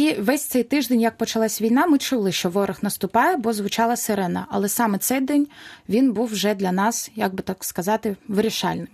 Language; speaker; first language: Ukrainian; non-native, local second language; Russian